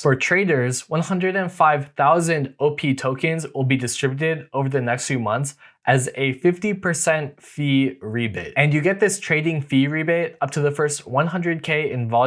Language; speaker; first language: English; native; English